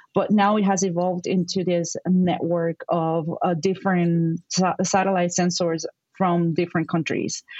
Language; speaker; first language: English; non-native, fluent; Spanish